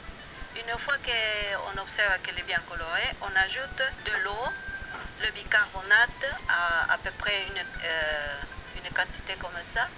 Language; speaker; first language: French; non-native, fluent; Spanish